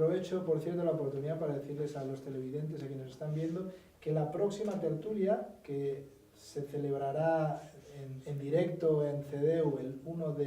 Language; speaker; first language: Spanish; native; Spanish